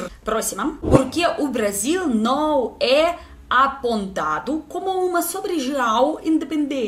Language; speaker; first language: Portuguese; non-native, learner; Russian